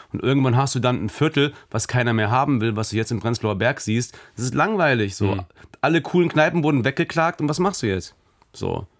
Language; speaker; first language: German; native; German